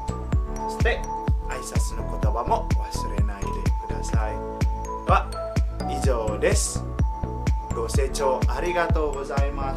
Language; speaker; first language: Japanese; non-native, learner; Indonesian